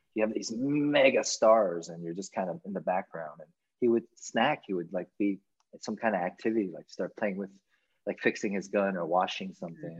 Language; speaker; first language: English; native; English